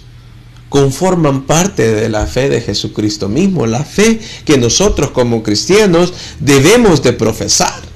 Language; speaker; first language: Spanish; native; Spanish